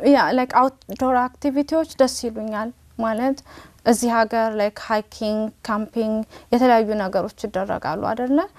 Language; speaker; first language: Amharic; native; Amharic